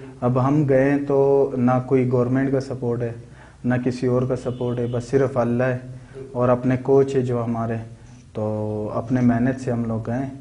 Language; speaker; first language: Urdu; non-native, local second language; Pashto